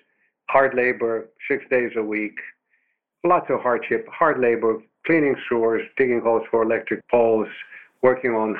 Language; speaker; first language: English; non-native, fluent; Romanian